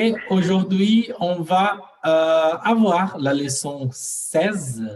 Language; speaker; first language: French; non-native, learner; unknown